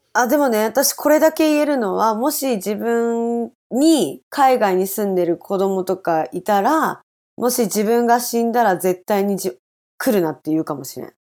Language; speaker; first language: Japanese; native; Japanese